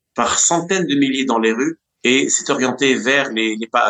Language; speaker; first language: French; non-native, local second language; Arabic